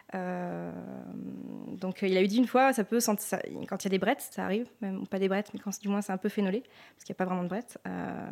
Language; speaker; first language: French; native; French